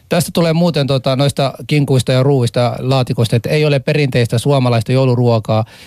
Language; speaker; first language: Finnish; non-native, fluent; Somali